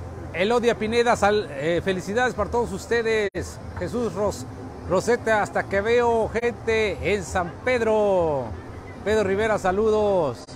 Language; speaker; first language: Spanish; native; Spanish